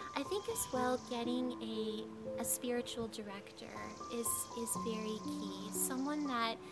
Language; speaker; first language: English; native; English